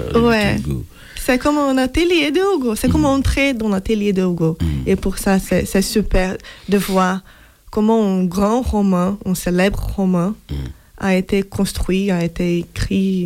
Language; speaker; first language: French; non-native, fluent; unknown